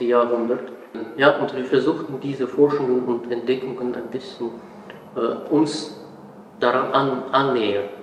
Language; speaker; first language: German; non-native, fluent; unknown